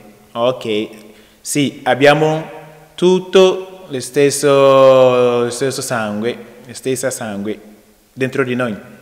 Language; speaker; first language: Italian; non-native, learner; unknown